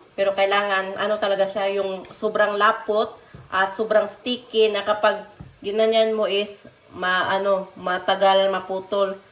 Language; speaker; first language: Filipino; non-native, local second language; Cebuano